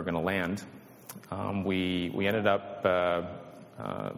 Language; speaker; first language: English; native; English